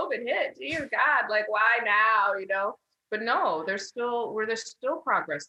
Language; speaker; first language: English; native; English